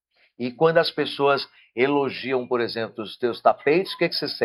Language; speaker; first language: Portuguese; native; Portuguese